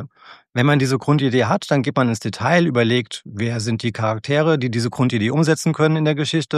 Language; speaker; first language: German; native; German